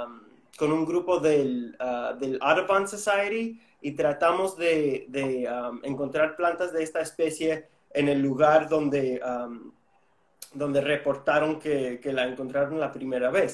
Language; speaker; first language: Spanish; non-native, fluent; English